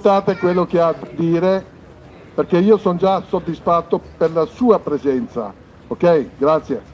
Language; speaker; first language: Italian; native; Italian